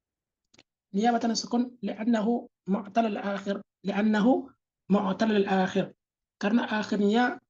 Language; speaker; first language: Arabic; non-native, fluent; Indonesian